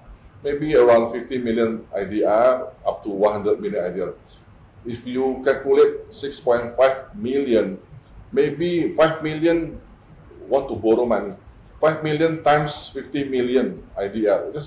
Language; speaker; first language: English; non-native, fluent; Indonesian